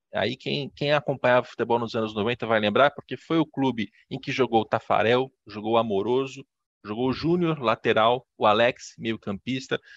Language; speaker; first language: Portuguese; native; Portuguese